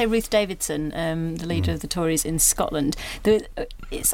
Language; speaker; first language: English; native; English